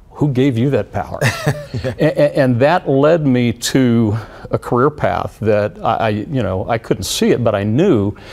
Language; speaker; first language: English; native; English